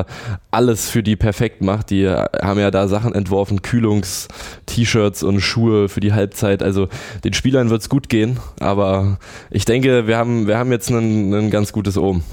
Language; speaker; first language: German; native; German